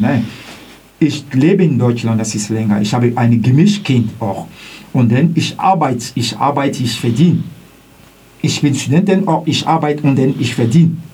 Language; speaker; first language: German; non-native, learner; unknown